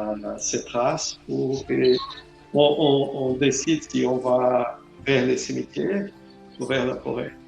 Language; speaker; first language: French; non-native, learner; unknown